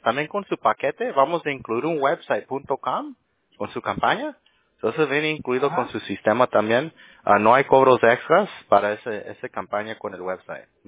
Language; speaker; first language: Spanish; early bilingual, heritage; Spanish